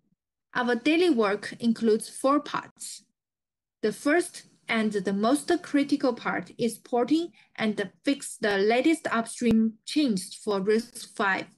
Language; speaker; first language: English; non-native, fluent; Chinese